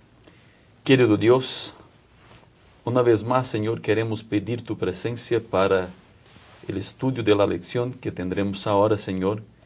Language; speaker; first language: Spanish; non-native, fluent; Portuguese